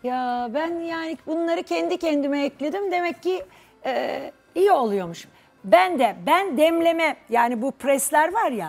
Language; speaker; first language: Turkish; native; Turkish